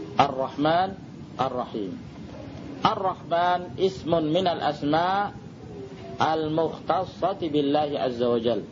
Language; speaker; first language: Arabic; non-native, fluent; Indonesian